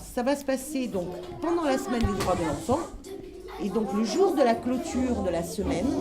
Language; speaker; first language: French; native; French